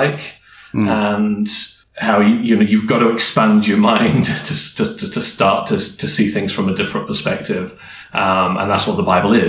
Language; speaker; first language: English; native; English